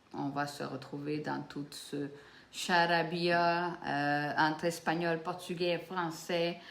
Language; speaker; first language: French; early bilingual, other home language; Portuguese